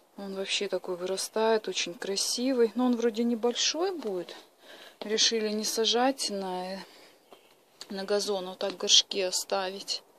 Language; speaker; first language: Russian; native; Russian